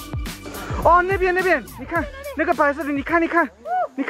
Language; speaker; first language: Chinese; non-native, fluent; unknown